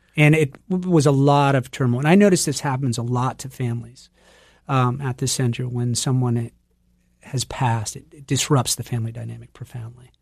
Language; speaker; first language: English; native; English